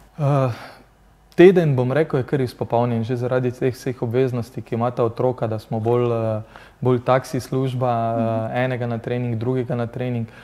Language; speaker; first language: Slovenian; native; Slovenian